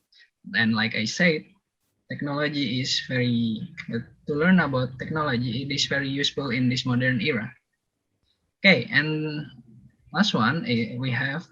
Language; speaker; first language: English; non-native, learner; Indonesian